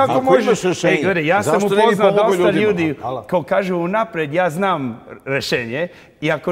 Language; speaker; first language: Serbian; early bilingual, heritage; English